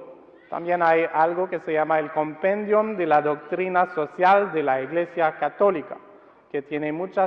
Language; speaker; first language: Spanish; non-native, fluent; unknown